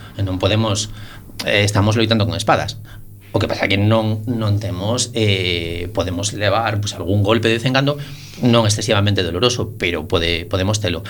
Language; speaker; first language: Galician; non-native, local second language; Spanish